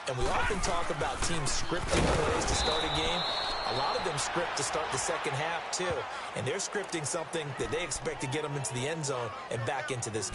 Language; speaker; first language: English; native; English